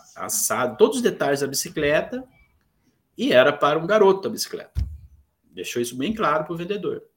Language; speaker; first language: Portuguese; native; Portuguese